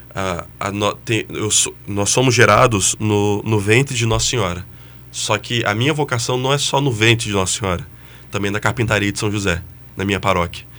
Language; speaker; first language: Portuguese; native; Portuguese